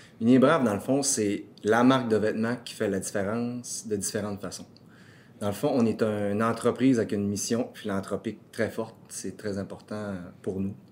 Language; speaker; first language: French; native; French